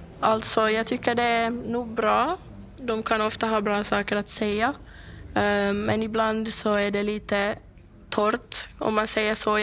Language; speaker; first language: Swedish; early bilingual, heritage; Swedish